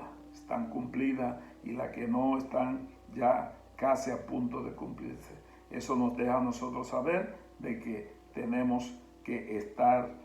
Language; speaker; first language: Spanish; native; Spanish